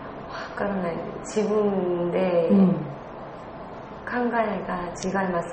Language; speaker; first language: Japanese; non-native, learner; Korean